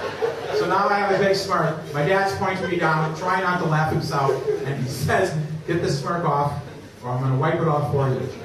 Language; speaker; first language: English; native; English